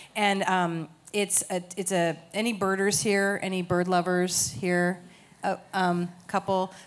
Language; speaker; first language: English; native; English